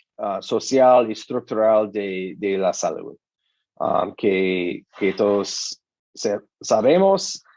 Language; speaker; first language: Spanish; non-native, learner; English